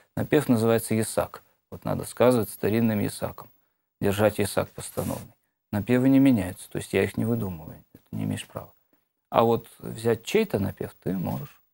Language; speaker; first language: Russian; native; Russian